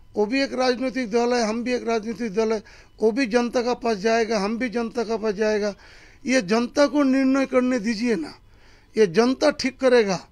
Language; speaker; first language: Hindi; non-native, local second language; Bangla